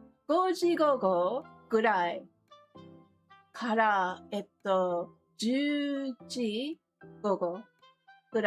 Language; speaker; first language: Japanese; non-native, learner; English